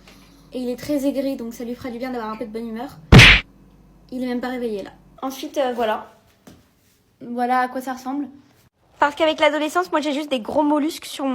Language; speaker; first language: French; native; French